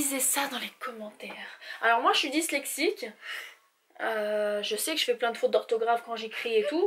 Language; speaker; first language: French; native; French